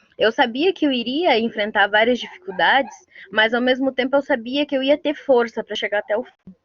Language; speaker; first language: Portuguese; non-native, local second language; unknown